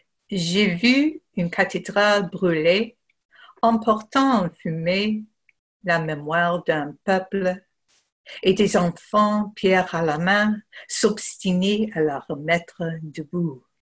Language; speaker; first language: French; non-native, fluent; English